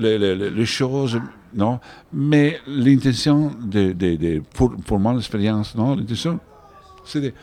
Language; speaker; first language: French; non-native, learner; Italian